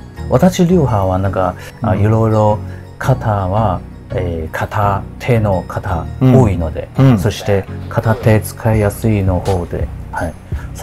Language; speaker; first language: Japanese; non-native, learner; Chinese